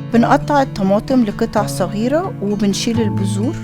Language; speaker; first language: Arabic; native; Arabic